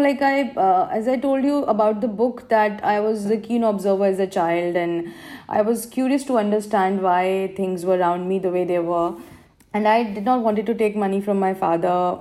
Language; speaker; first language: English; non-native, local second language; Hindi